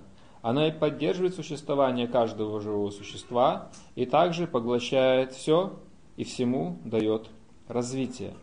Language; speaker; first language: Russian; native; Russian